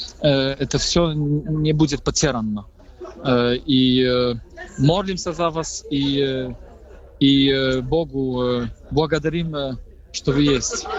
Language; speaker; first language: Russian; non-native, fluent; Polish